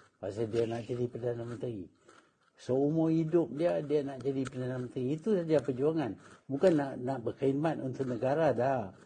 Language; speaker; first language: Malay; native; Malay